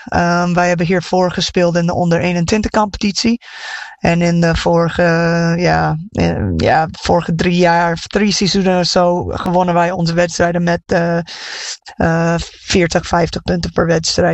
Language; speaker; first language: Dutch; non-native, fluent; English